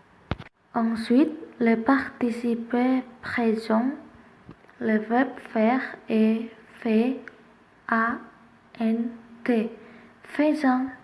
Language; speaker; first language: French; non-native, learner; Indonesian